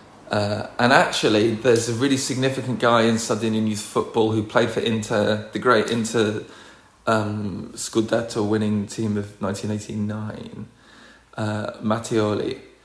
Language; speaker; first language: English; native; English